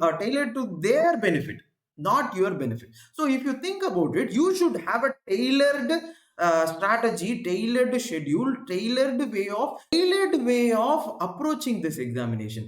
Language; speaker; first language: English; non-native, local second language; Tamil